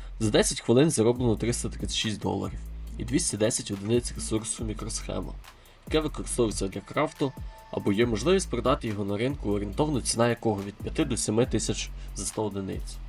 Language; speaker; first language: Ukrainian; native; Ukrainian